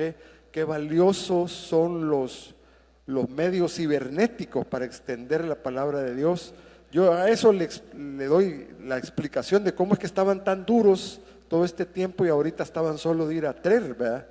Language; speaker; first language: Spanish; native; Spanish